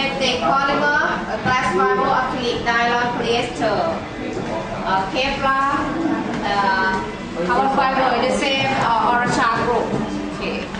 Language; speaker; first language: English; non-native, learner; Thai